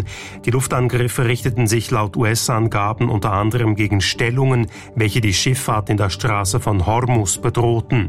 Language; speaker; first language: German; native; German